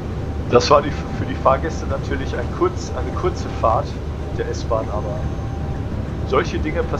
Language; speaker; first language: German; native; German